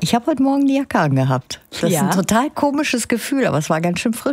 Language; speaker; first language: German; native; German